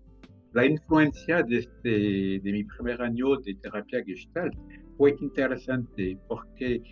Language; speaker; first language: Spanish; non-native, fluent; French